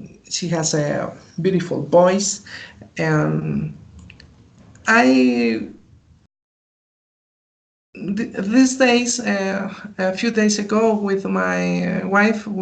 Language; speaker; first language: English; non-native, learner; Spanish